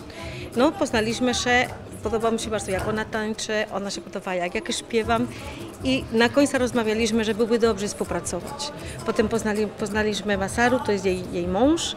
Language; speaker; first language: Polish; non-native, fluent; Spanish